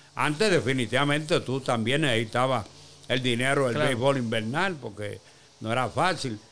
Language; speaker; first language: Spanish; native; Spanish